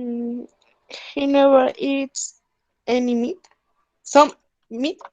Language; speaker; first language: English; non-native, learner; Spanish